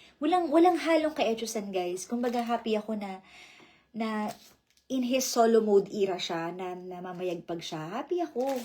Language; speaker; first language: Filipino; native; Filipino